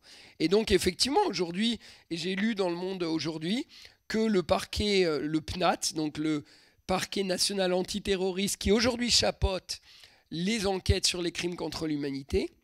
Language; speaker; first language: French; native; French